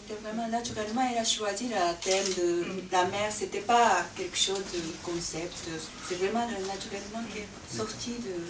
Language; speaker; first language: French; non-native, fluent; Japanese